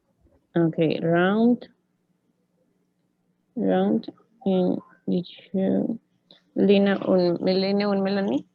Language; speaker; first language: German; non-native, learner; Spanish